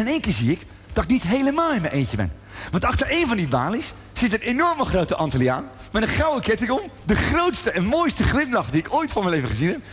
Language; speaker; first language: Dutch; native; Dutch